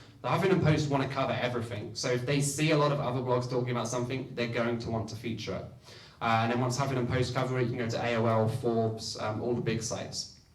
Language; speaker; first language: English; native; English